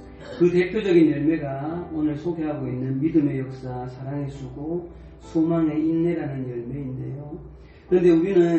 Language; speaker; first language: Korean; native; Korean